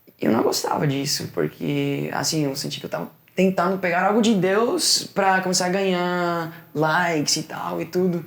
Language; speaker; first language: Portuguese; non-native, fluent; Spanish